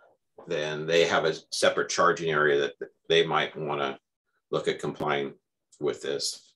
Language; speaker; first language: English; native; English